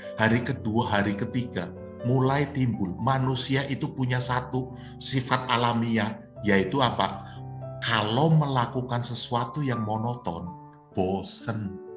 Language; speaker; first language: Indonesian; native; Indonesian